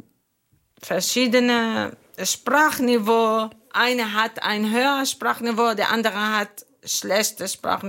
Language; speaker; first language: German; non-native, fluent; Arabic